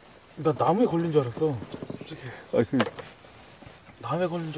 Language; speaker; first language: Korean; native; Korean